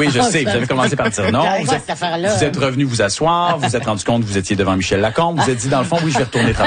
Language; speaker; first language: French; native; French